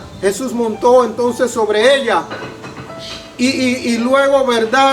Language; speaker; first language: Spanish; native; Spanish